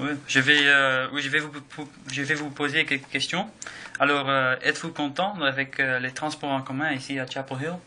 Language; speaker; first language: French; non-native, learner; English